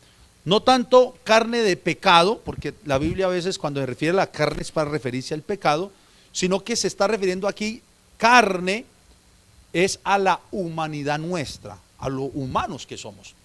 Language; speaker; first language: Spanish; native; Spanish